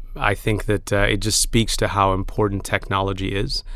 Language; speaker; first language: English; early bilingual, other home language; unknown